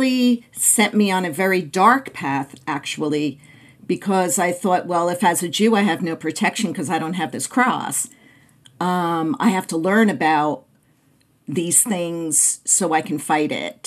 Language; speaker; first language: English; native; English